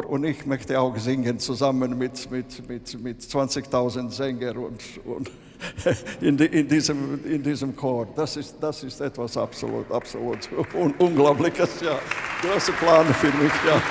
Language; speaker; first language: German; non-native, learner; Latvian